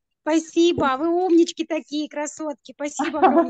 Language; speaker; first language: Russian; non-native, learner; Korean